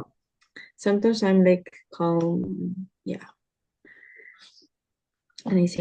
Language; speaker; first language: English; early bilingual, other home language; Spanish